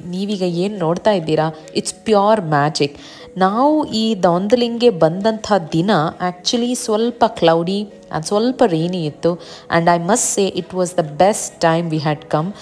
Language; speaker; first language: Kannada; native; Kannada